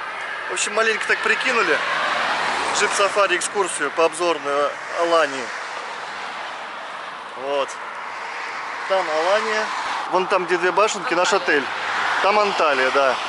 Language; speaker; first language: Russian; native; Russian